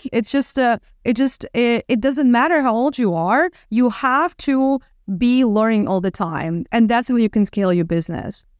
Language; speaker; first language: English; non-native, fluent; Russian